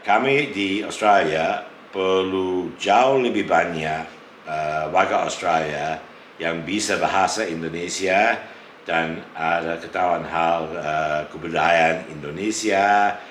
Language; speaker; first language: Indonesian; non-native, fluent; English